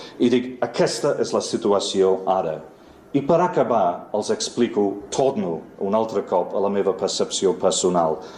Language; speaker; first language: Catalan; non-native, fluent; English